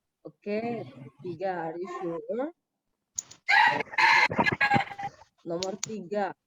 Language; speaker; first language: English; non-native, learner; Indonesian